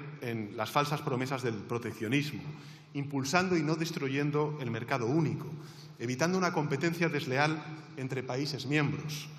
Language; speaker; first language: Spanish; native; Spanish